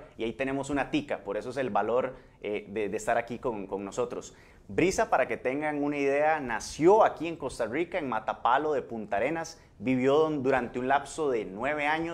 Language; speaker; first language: Spanish; native; Spanish